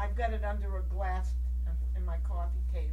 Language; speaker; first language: English; early bilingual, other home language; Armenian